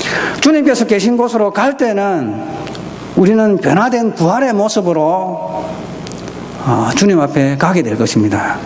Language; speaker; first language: Korean; native; Korean